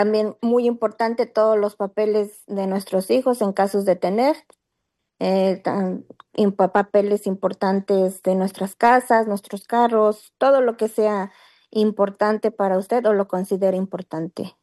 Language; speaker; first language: Spanish; native; Spanish